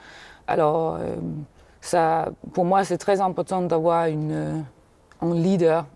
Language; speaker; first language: French; non-native, fluent; Danish